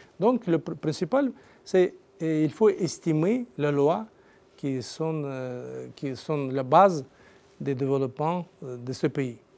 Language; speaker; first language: French; non-native, learner; Russian